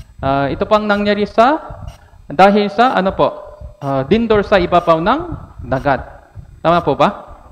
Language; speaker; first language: Filipino; non-native, fluent; Korean